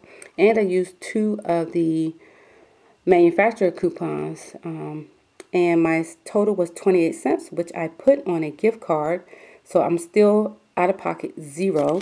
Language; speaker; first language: English; native; English